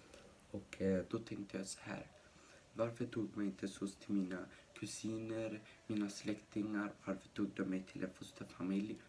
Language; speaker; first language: Swedish; early bilingual, other home language; Somali